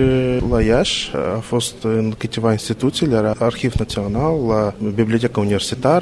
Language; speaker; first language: Romanian; non-native, learner; Gagauz